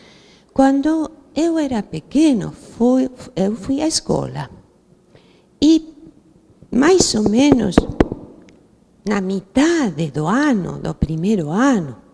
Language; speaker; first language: Portuguese; non-native, fluent; Spanish